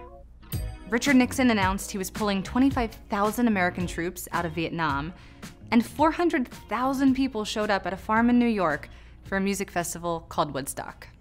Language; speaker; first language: English; native; English